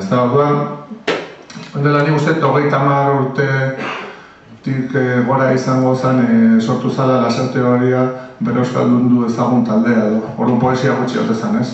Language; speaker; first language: Basque; native; Basque